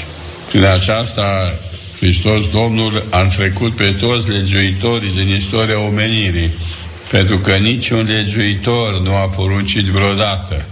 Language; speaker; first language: Romanian; native; Romanian